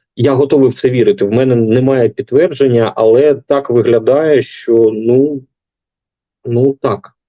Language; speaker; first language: Ukrainian; non-native, local second language; Russian